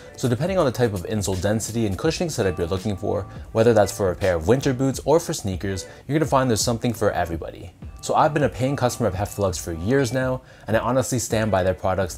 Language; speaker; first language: English; native; English